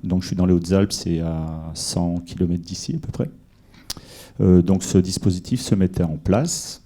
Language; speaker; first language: French; native; French